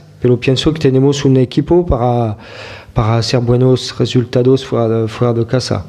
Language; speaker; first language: Spanish; non-native, fluent; French